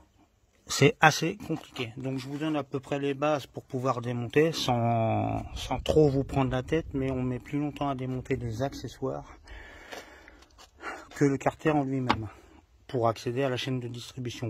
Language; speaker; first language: French; native; French